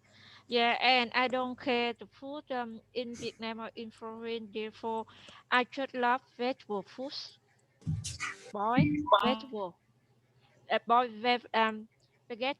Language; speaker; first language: English; non-native, learner; Vietnamese